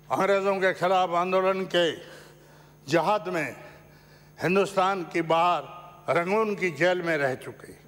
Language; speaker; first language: Hindi; native; Hindi